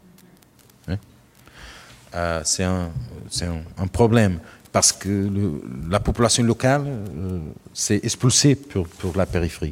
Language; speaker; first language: French; non-native, learner; Portuguese